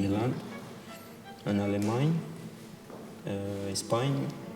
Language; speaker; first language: French; non-native, fluent; Portuguese